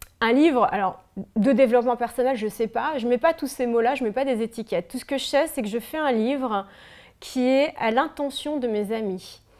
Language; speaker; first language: French; native; French